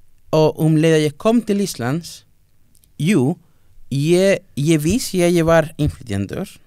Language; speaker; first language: Icelandic; non-native, fluent; Spanish